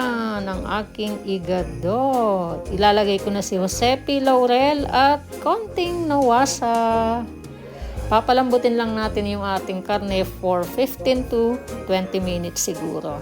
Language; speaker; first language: Filipino; native; Filipino